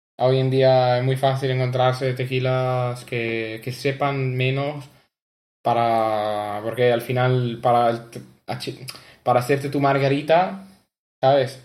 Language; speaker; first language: Spanish; non-native, fluent; Italian